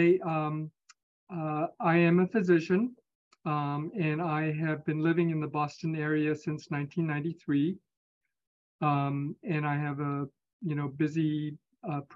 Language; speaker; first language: English; native; English